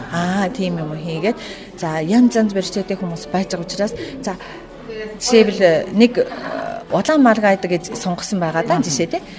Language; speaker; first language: Mongolian; non-native, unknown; Japanese